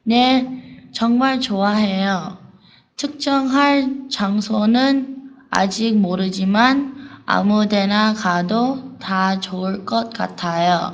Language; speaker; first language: Korean; non-native, learner; English